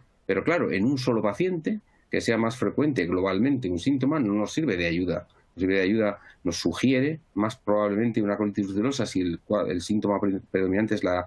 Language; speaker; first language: Spanish; native; Spanish